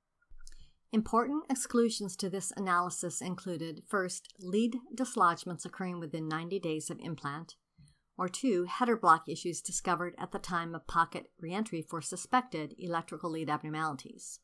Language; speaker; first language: English; native; English